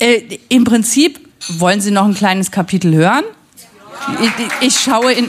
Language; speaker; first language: German; native; German